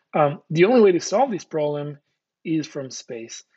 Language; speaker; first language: English; non-native, fluent; Hebrew